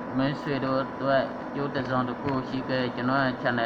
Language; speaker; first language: Burmese; native; Burmese